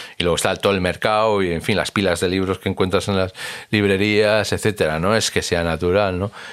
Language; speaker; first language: Spanish; native; Spanish